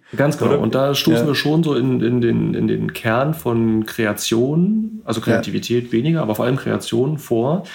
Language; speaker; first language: German; native; German